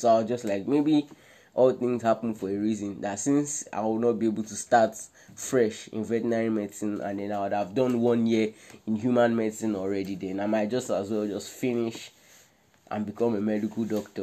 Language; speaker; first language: English; non-native, local second language; Yoruba